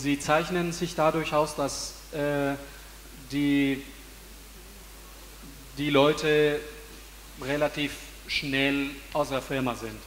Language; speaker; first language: German; non-native, fluent; Spanish